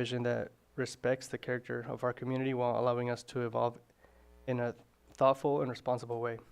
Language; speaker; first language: English; native; English